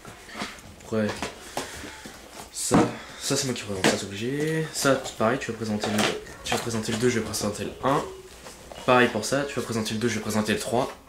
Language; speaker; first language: French; native; French